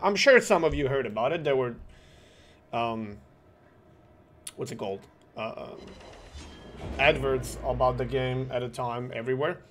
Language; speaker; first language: English; non-native, fluent; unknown